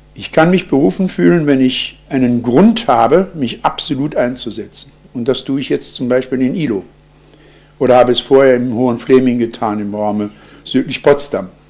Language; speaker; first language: German; native; German